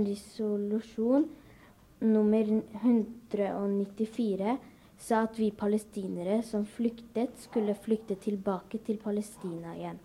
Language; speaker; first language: Norwegian; early bilingual, other home language; Arabic